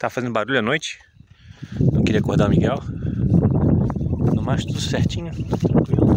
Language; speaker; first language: Portuguese; native; Portuguese